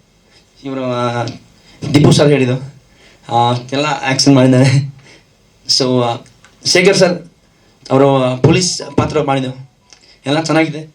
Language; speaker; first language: Kannada; non-native, learner; Hindi